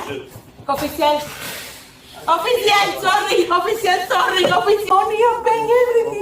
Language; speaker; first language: English; non-native, learner; Spanish